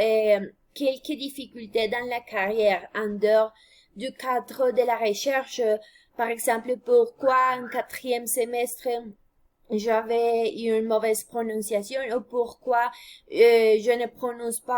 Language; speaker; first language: French; non-native, fluent; Spanish